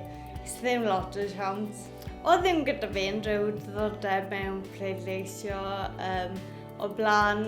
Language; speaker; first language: Welsh; native; Welsh